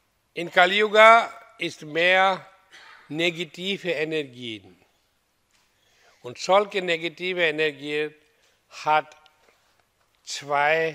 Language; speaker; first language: German; non-native, fluent; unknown